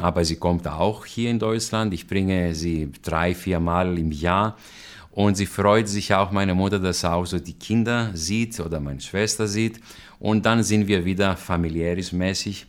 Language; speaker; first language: German; non-native, fluent; Greek